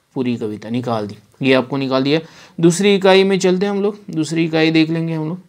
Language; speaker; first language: Hindi; non-native, local second language; Marathi